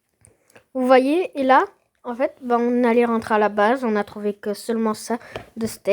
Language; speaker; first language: French; native; French